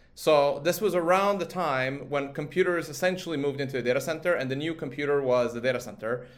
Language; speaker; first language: English; early bilingual, other home language; Swedish